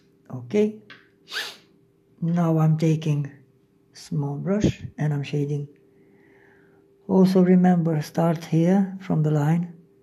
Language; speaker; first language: English; non-native, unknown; Romanian